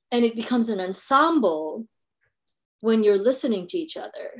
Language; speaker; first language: English; non-native, local second language; Filipino